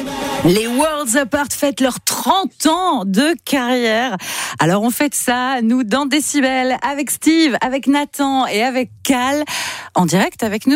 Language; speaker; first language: French; native; French